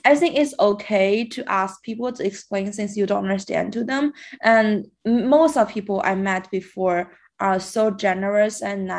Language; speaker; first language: English; non-native, fluent; Chinese